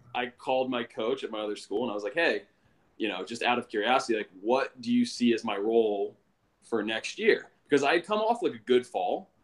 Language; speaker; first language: English; native; English